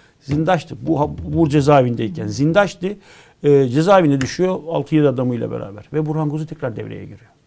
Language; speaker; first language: Turkish; native; Turkish